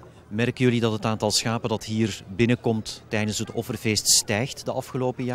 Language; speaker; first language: Dutch; native; Dutch